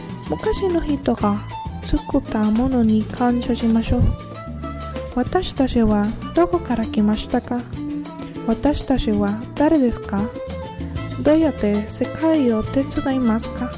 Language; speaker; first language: Japanese; non-native, learner; Spanish